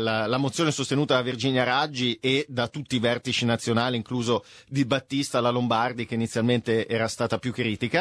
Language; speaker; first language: Italian; native; Italian